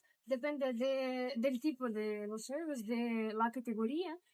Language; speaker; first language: Spanish; non-native, fluent; Russian